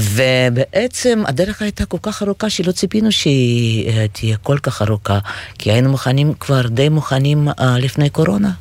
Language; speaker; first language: Hebrew; non-native, fluent; Russian